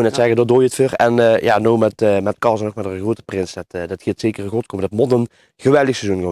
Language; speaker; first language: Dutch; native; Dutch